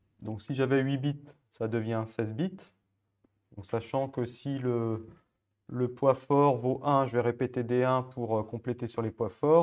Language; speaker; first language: French; native; French